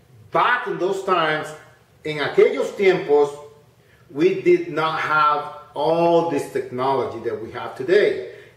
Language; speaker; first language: English; non-native, fluent; Spanish